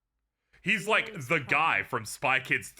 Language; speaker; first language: English; native; English